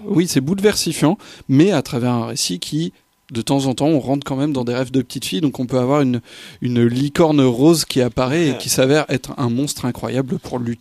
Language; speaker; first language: French; native; French